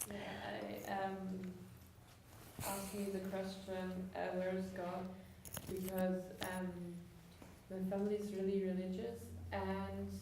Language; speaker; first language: English; non-native, learner; German